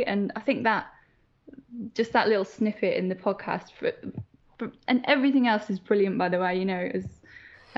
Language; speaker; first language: English; native; English